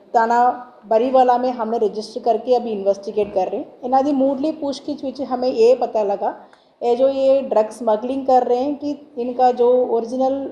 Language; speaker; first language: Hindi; non-native, local second language; Tamil